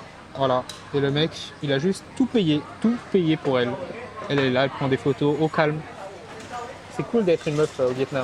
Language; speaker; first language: French; native; French